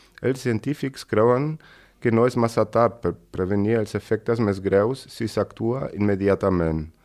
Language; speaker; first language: Catalan; native; Catalan